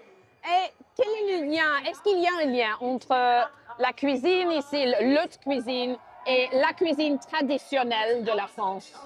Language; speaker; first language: French; non-native, learner; English